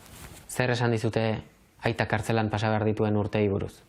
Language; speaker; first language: Basque; native; Basque